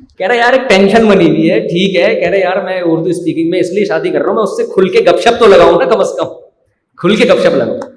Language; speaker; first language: Urdu; native; Urdu